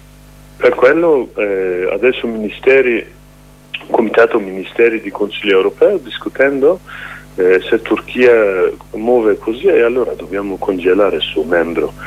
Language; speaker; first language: Italian; non-native, learner; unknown